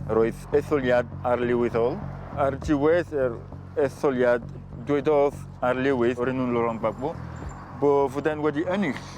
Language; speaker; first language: Welsh; non-native, fluent; French